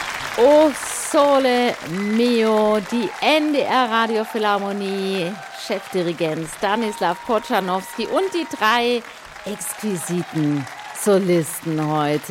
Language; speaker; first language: German; native; German